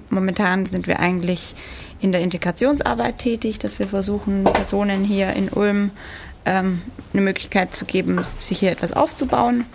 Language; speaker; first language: German; native; German